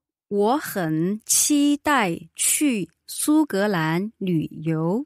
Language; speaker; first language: Chinese; native; Chinese